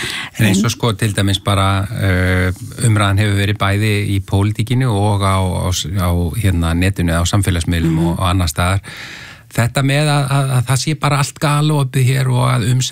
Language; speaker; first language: Icelandic; native; Icelandic